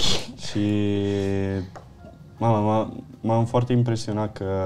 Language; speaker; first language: Romanian; early bilingual, heritage; Italian